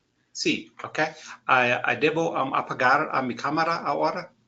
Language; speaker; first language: Spanish; non-native, learner; English